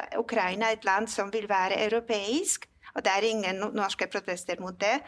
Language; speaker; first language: Norwegian; non-native, fluent; Polish